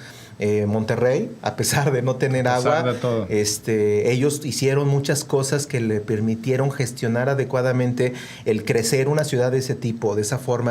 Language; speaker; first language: Spanish; native; Spanish